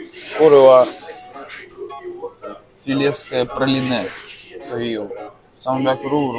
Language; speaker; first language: Japanese; non-native, learner; Russian